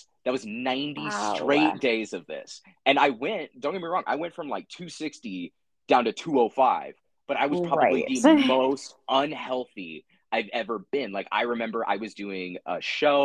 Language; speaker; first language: English; native; English